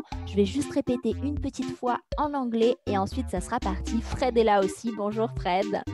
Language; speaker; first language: French; native; French